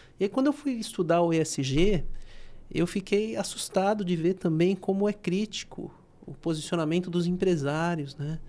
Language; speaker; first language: Portuguese; native; Portuguese